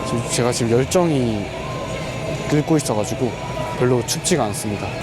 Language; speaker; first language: Korean; native; Korean